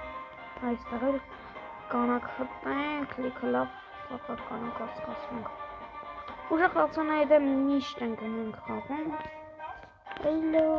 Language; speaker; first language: Armenian; native; Armenian